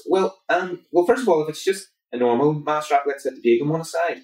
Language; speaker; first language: English; native; English